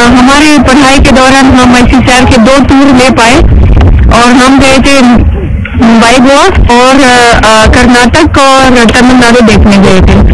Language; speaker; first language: Hindi; non-native, fluent; Russian